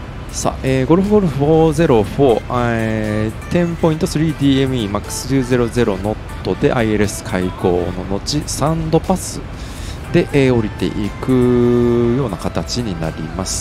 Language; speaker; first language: Japanese; native; Japanese